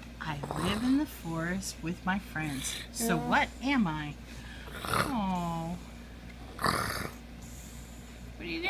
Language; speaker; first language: English; native; English